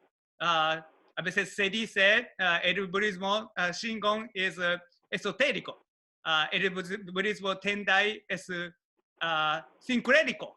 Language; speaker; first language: Spanish; non-native, learner; Japanese